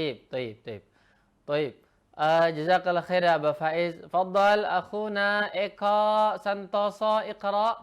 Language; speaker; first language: Arabic; non-native, fluent; Indonesian